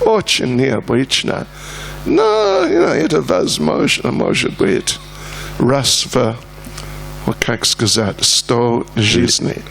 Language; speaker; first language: Russian; non-native, learner; English